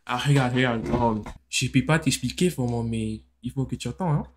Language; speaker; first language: French; non-native, learner; English